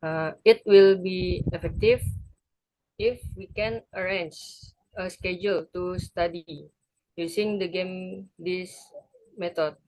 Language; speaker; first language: English; non-native, learner; Indonesian